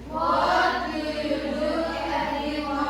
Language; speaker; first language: English; non-native, learner; Indonesian